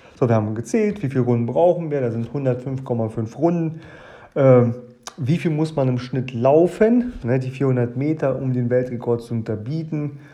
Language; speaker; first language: German; early bilingual, other home language; Russian